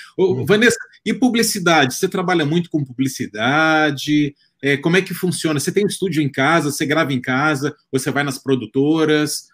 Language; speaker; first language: Portuguese; native; Portuguese